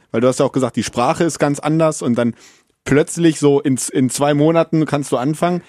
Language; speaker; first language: German; native; German